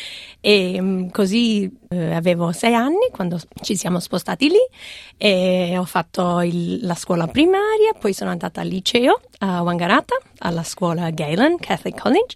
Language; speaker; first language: Italian; non-native, fluent; English